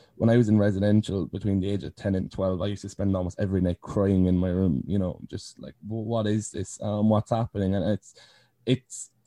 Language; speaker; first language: English; native; English